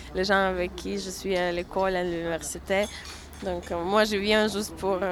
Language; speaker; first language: French; non-native, fluent; Russian